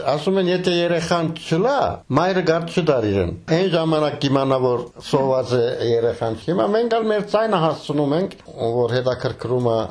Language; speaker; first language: Armenian; early bilingual, heritage; Armenian